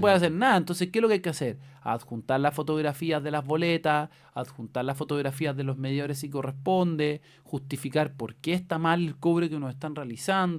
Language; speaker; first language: Spanish; native; Spanish